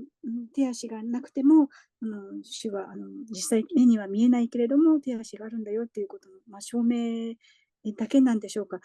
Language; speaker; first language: Japanese; native; Japanese